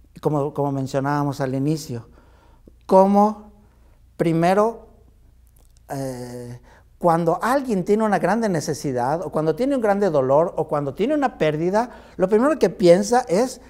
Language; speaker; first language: Spanish; native; Spanish